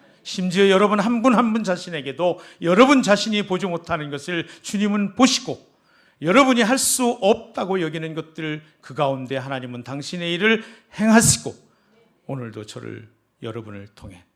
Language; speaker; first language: Korean; native; Korean